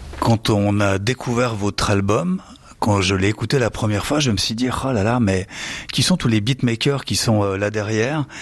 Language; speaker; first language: French; native; French